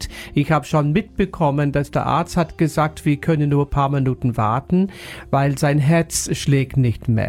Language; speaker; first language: German; non-native, fluent; English